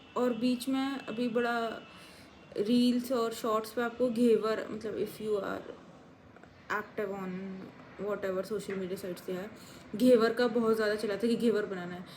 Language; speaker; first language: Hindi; native; Hindi